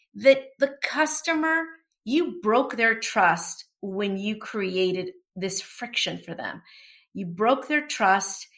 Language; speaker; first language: English; non-native, fluent; Portuguese